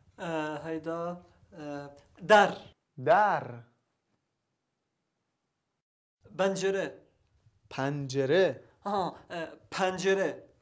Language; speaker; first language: Persian; non-native, learner; Arabic